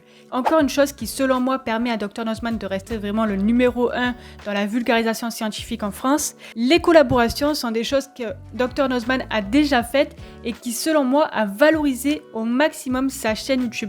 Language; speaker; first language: French; native; French